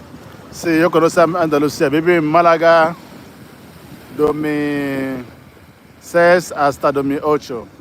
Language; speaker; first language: Spanish; non-native, learner; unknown